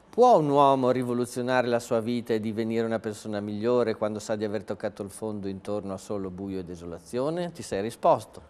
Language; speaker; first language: Italian; native; Italian